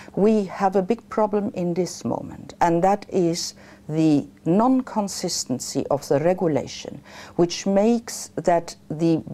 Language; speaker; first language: English; non-native, fluent; Luxembourgish